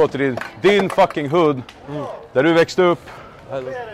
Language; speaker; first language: Swedish; native; Swedish